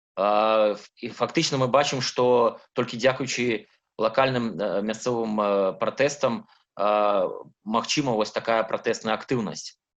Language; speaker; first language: Belarusian; non-native, local second language; Russian